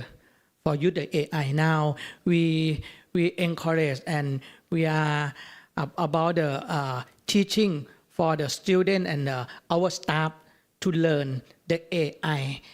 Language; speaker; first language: English; non-native, learner; Thai